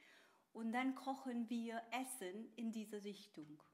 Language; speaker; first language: German; non-native, fluent; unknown